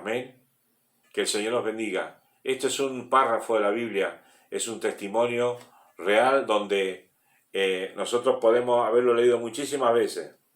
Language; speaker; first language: Spanish; native; Spanish